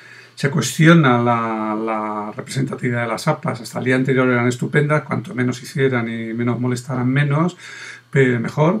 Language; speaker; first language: Spanish; native; Spanish